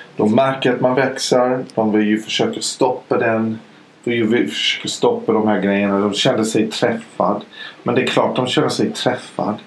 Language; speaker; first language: Swedish; non-native, fluent; English